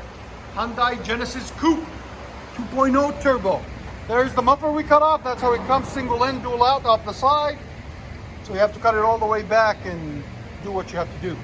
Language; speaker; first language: English; early bilingual, heritage; Spanish